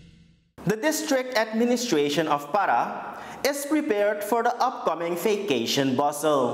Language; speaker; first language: English; non-native, local second language; Dutch